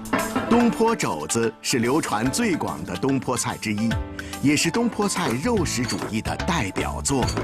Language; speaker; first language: Chinese; native; Chinese